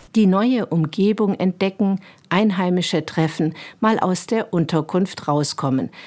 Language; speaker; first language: German; native; German